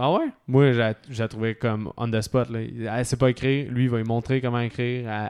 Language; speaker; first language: French; native; French